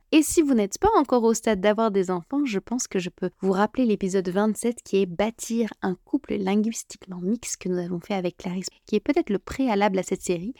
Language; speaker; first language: French; native; French